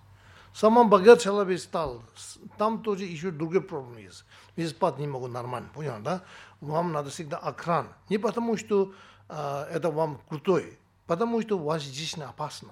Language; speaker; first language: Russian; non-native, learner; Tibetan